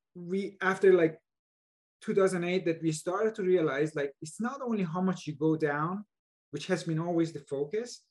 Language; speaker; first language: English; non-native, fluent; Persian